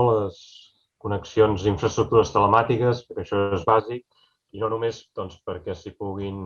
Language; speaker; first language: Catalan; native; Catalan